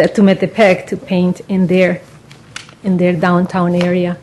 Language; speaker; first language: English; non-native, fluent; Spanish